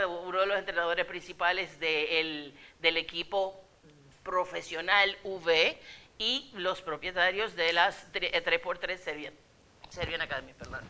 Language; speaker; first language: Spanish; native; Spanish